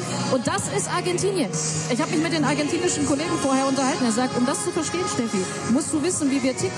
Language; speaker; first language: German; native; German